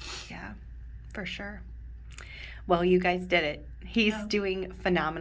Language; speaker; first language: English; native; English